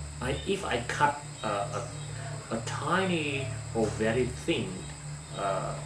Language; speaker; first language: English; non-native, learner; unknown